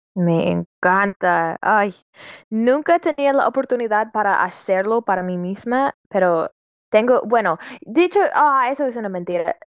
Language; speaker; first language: Spanish; non-native, fluent; English